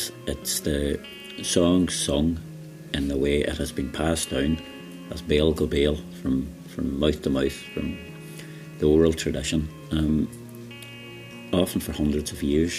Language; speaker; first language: English; native; English